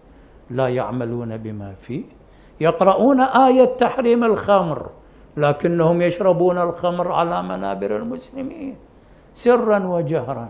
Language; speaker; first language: Arabic; native; Arabic